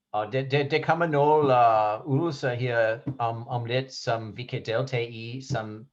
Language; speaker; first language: Danish; non-native, fluent; English